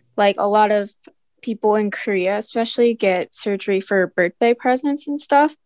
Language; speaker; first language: English; early bilingual, other home language; Filipino